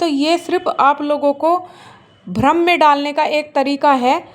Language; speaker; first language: Hindi; native; Hindi